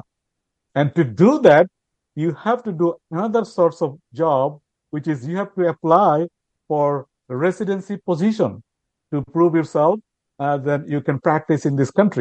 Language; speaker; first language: English; non-native, local second language; Bangla